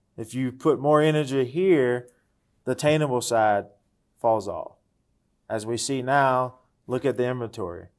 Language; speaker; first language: English; native; English